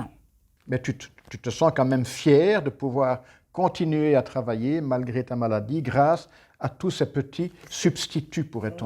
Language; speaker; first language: French; native; French